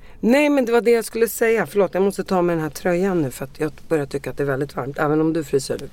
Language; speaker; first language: Swedish; early bilingual, other home language; Arabic